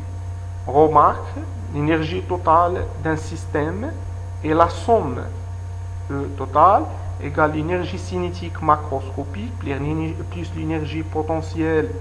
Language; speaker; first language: French; non-native, local second language; Arabic